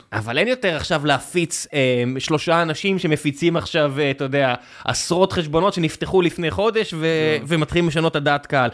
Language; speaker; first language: Hebrew; native; Hebrew